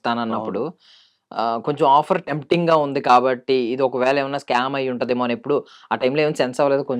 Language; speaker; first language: Telugu; native; Telugu